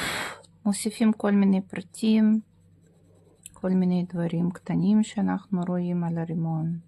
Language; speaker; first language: Hebrew; non-native, fluent; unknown